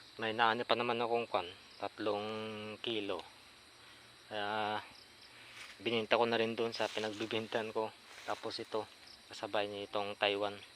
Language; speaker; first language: Filipino; non-native, local second language; Iloko